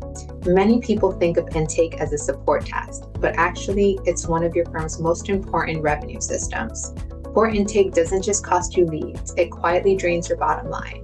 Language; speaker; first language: English; native; English